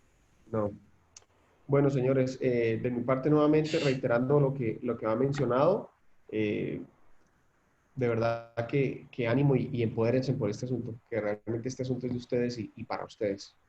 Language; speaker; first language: Spanish; native; Spanish